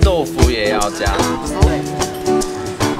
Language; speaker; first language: Chinese; non-native, fluent; Korean